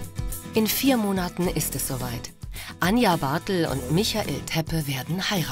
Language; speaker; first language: German; native; German